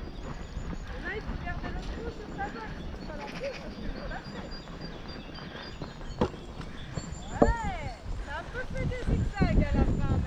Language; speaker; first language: French; native; French